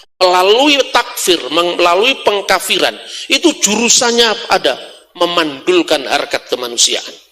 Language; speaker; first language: Indonesian; non-native, local second language; Javanese